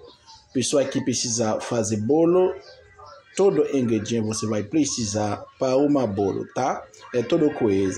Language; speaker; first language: Portuguese; non-native, learner; Haitian Creole